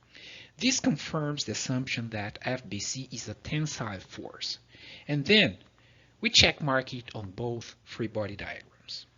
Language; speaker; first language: English; non-native, fluent; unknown